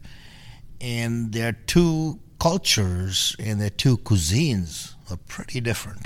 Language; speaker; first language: English; non-native, local second language; Punjabi